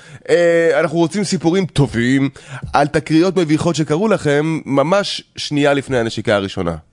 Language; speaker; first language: Hebrew; native; Hebrew